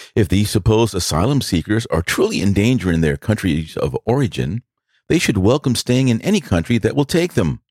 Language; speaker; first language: English; native; English